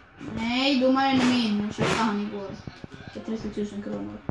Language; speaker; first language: Swedish; early bilingual, other home language; Kurdish